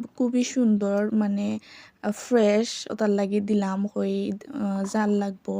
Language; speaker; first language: Bangla; non-native, local second language; Sylheti